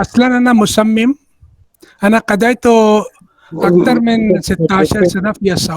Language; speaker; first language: Arabic; non-native, learner; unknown